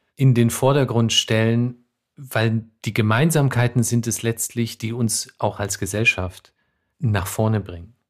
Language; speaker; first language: German; native; German